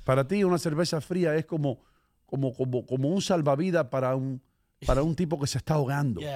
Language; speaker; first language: Spanish; native; Spanish